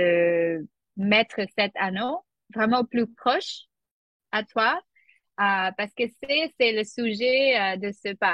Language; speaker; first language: French; non-native, learner; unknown